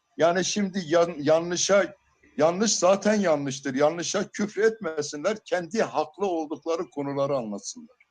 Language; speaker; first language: Turkish; non-native, local second language; Zaza